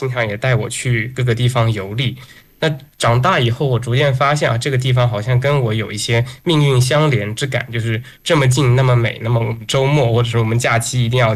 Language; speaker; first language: Chinese; native; Chinese